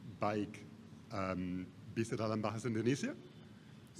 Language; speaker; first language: Indonesian; non-native, fluent; English